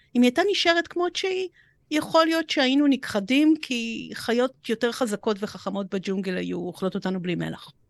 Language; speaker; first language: Hebrew; early bilingual, other home language; Romanian